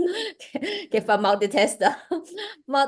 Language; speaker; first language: Italian; non-native, learner; Chinese